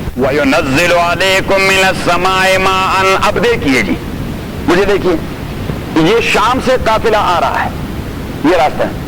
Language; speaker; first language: Urdu; non-native, local second language; Pashto